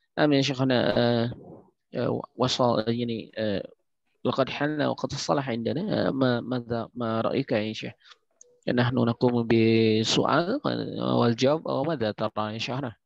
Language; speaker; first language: Arabic; non-native, learner; Indonesian